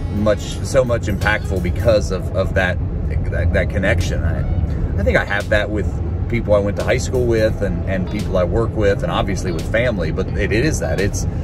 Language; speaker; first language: English; native; English